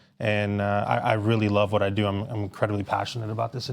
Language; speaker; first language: English; native; English